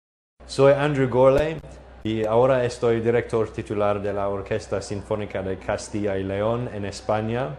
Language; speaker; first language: Spanish; non-native, learner; English